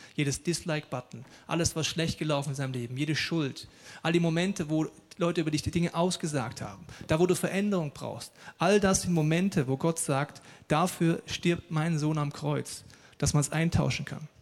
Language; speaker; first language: German; native; German